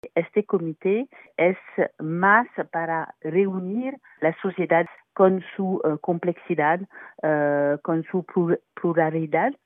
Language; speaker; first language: Spanish; non-native, fluent; French